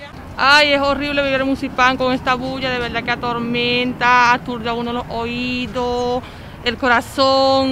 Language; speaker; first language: Spanish; native; Spanish